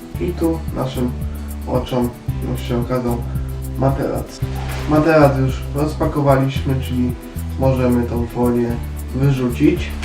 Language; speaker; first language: Polish; native; Polish